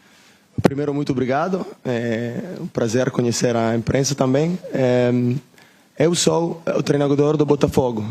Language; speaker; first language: Portuguese; non-native, learner; Italian